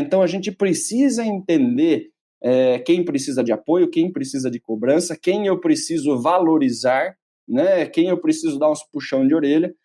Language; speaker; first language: Portuguese; native; Portuguese